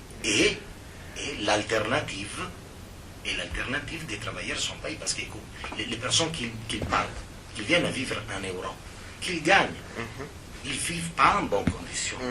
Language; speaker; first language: French; non-native, fluent; Italian